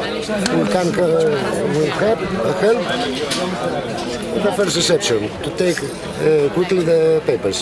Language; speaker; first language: English; non-native, fluent; Greek